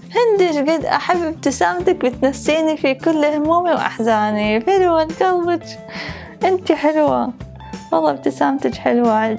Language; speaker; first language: Arabic; native; Arabic